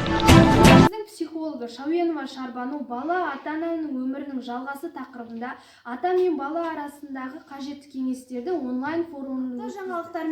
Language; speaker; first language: Kazakh; native; Kazakh